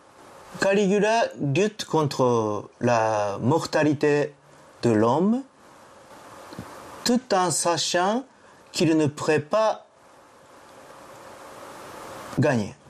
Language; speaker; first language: French; non-native, fluent; Japanese